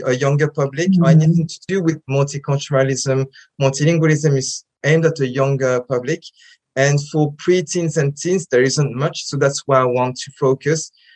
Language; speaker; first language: English; non-native, fluent; French